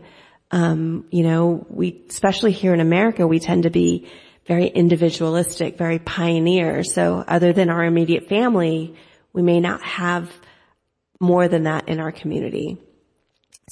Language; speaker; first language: English; native; English